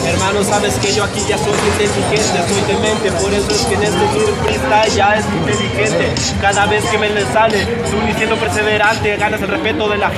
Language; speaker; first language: Spanish; native; Spanish